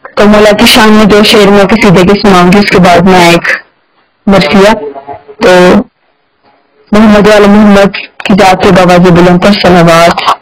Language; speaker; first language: Urdu; native; Urdu